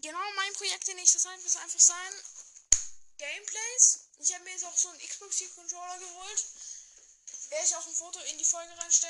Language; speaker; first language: German; native; German